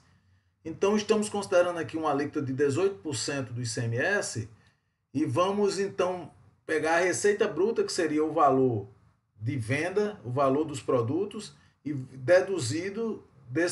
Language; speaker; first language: Portuguese; native; Portuguese